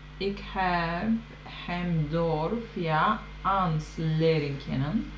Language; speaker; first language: Dutch; non-native, learner; Turkish